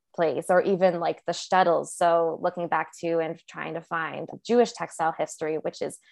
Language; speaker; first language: English; native; English